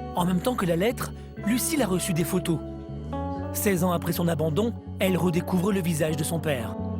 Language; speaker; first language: French; native; French